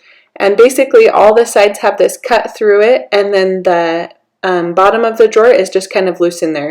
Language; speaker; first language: English; native; English